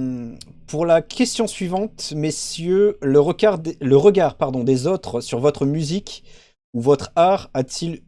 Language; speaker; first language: French; native; French